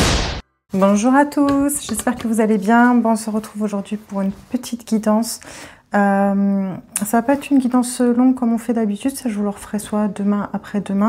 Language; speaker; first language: French; native; French